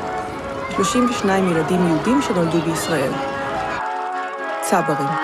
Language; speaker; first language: Hebrew; native; Hebrew